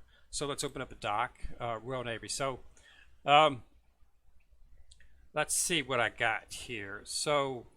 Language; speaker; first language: English; native; English